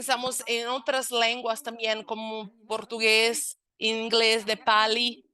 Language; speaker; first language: Spanish; non-native, fluent; Portuguese